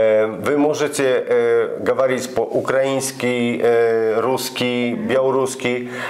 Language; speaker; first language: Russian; non-native, learner; Polish